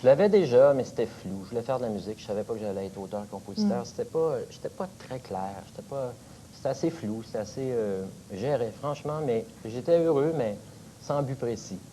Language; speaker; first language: French; native; French